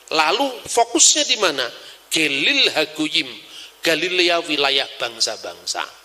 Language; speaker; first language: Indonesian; non-native, local second language; Javanese